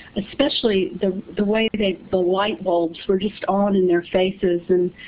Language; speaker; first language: English; native; English